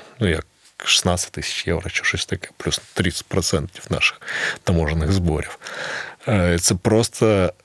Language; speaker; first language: Ukrainian; non-native, local second language; Russian